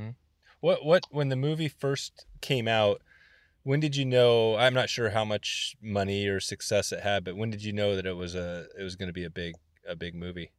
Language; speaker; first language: English; native; English